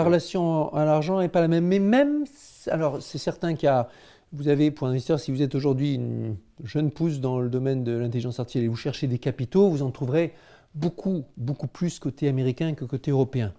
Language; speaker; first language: French; native; French